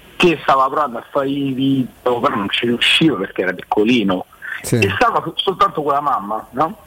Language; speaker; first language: Italian; native; Italian